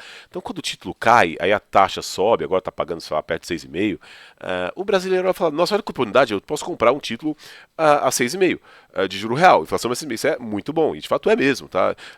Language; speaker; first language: Portuguese; native; Portuguese